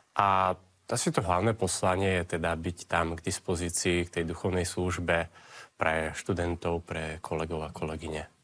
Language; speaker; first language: Slovak; native; Slovak